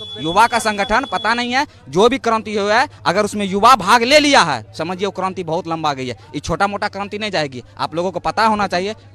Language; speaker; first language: Hindi; native; Hindi